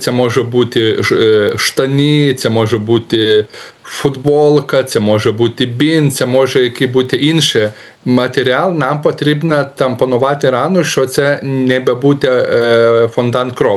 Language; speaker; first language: Ukrainian; non-native, learner; Lithuanian